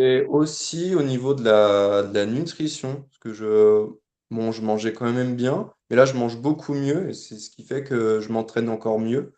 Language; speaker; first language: French; native; French